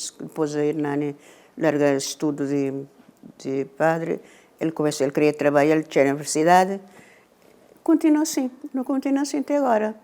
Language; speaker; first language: Portuguese; non-native, local second language; Kabuverdianu